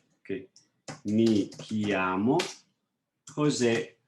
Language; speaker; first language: Italian; non-native, fluent; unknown